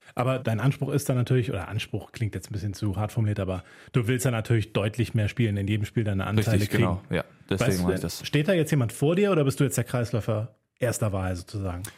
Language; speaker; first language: German; native; German